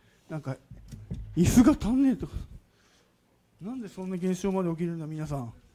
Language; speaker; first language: Japanese; native; Japanese